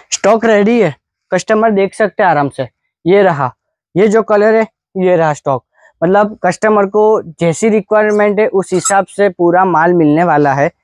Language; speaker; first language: Hindi; non-native, local second language; Gujarati